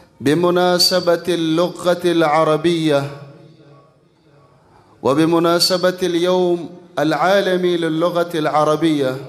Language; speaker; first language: Arabic; non-native, fluent; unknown